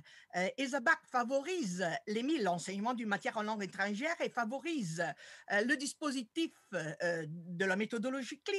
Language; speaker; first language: French; non-native, fluent; Italian